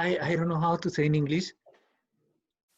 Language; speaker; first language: English; non-native, learner; Spanish